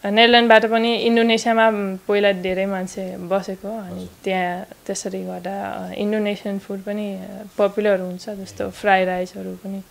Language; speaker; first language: Nepali; non-native, fluent; Dutch